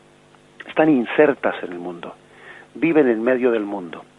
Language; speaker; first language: Spanish; native; Spanish